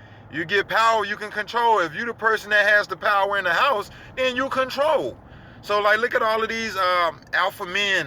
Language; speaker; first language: English; native; English